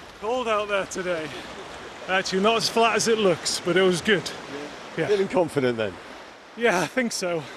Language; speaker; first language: English; native; English